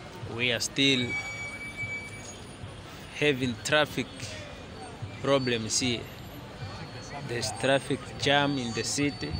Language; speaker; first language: English; non-native, fluent; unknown